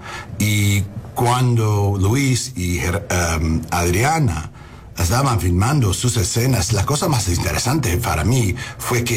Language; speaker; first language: Spanish; early bilingual, heritage; Spanish